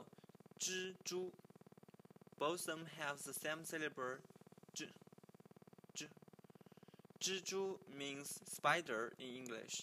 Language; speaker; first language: English; non-native, learner; Chinese